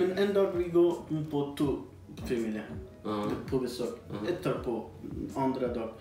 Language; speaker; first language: Norwegian; non-native, learner; Persian